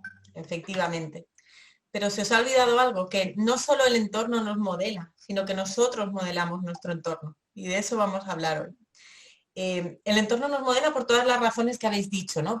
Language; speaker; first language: Spanish; native; Spanish